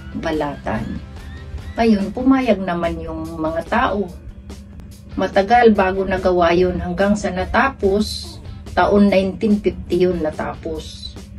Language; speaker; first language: Filipino; non-native, local second language; Bikol